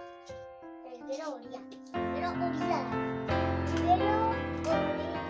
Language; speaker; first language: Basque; non-native, local second language; Spanish